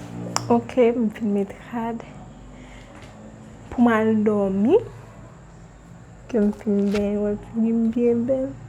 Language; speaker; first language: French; non-native, learner; Haitian Creole